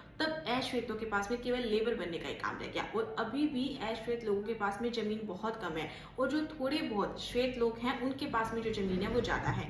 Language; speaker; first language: Hindi; native; Hindi